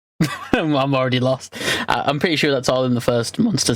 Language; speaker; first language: English; native; English